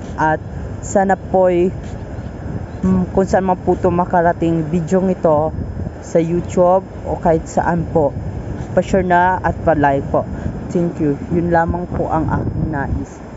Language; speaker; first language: Filipino; non-native, local second language; Bikol